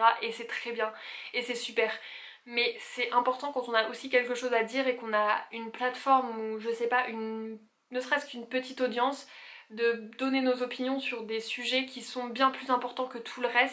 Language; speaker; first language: French; native; French